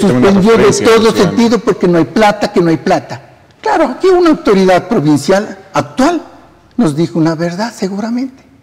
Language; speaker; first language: Spanish; native; Spanish